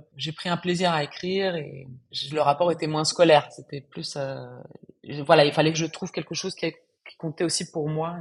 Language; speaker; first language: French; non-native, fluent; Spanish